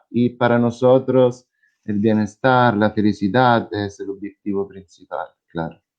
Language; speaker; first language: Spanish; non-native, fluent; Italian